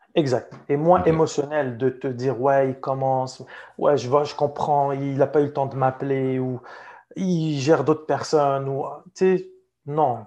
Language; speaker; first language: French; non-native, local second language; Arabic